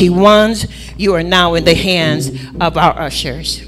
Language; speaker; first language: English; native; English